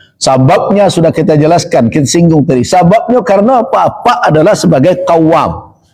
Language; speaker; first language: Malay; non-native, local second language; Minangkabau